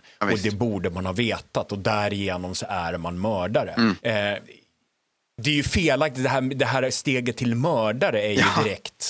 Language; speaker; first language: Swedish; native; Swedish